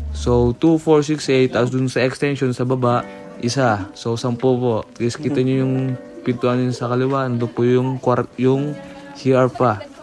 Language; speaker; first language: Filipino; early bilingual, heritage; Filipino